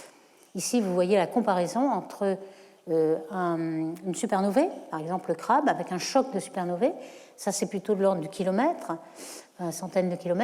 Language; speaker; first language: French; native; French